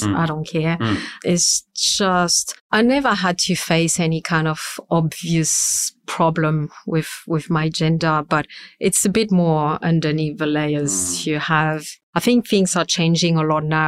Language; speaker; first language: English; non-native, fluent; French